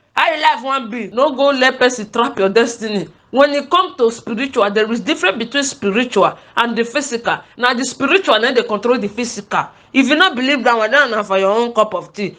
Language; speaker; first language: Nigerian Pidgin; native; Nigerian Pidgin